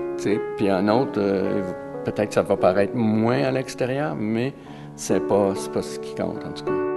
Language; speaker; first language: French; native; French